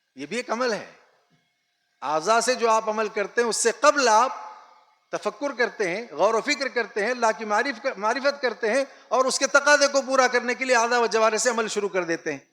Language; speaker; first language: Urdu; native; Urdu